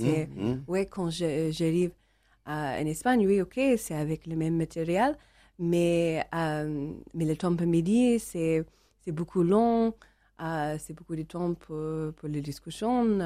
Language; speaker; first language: French; non-native, learner; English